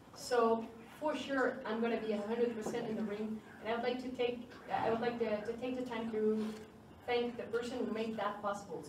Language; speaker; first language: English; non-native, fluent; French